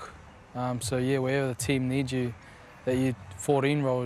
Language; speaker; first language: English; native; English